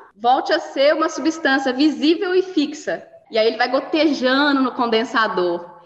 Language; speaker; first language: Portuguese; native; Portuguese